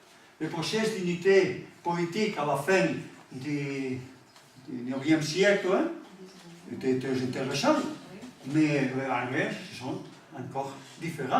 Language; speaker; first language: French; non-native, learner; Catalan